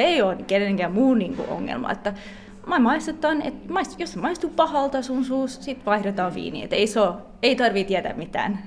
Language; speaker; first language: Finnish; non-native, fluent; English